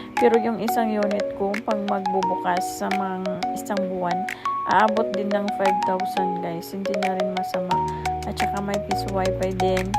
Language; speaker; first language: Filipino; non-native, local second language; Hiligaynon